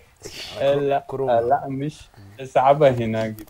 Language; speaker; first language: Arabic; non-native, learner; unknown